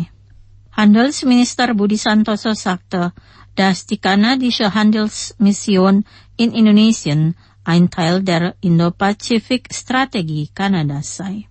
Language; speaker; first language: German; non-native, fluent; Indonesian